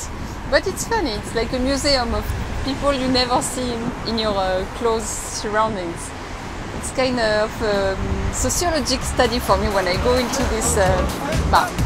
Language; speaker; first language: English; non-native, fluent; French